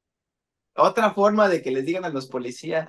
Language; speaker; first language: Spanish; native; Spanish